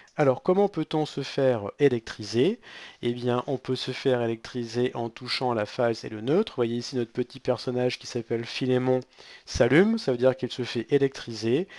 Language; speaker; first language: French; native; French